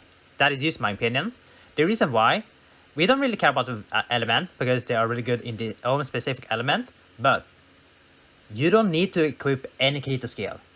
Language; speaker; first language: English; non-native, fluent; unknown